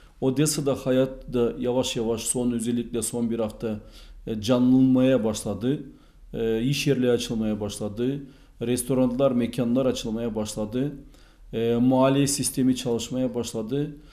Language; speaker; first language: Turkish; non-native, fluent; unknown